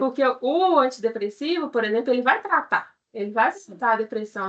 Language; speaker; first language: Portuguese; native; Portuguese